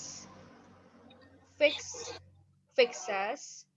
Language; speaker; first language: English; non-native, fluent; Indonesian